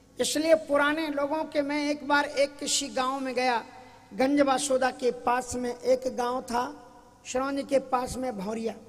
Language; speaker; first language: Hindi; native; Hindi